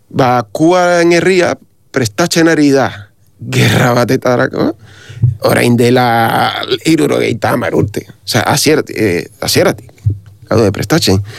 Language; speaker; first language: Basque; non-native, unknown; Spanish